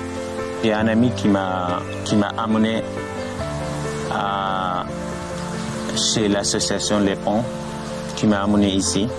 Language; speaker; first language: French; non-native, learner; Arabic